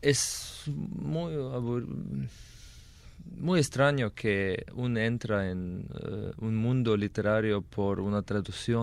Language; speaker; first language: Spanish; non-native, fluent; Slovenian